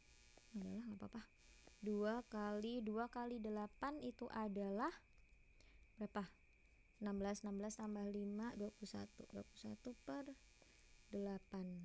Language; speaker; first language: Indonesian; native; Indonesian